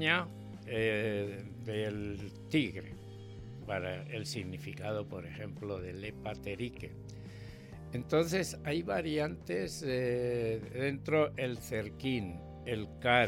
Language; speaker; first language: Spanish; native; Spanish